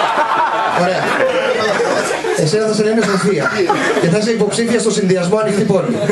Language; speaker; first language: Greek; native; Greek